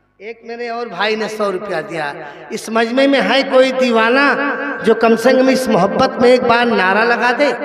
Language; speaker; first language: Hindi; native; Hindi